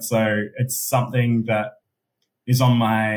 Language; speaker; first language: English; native; English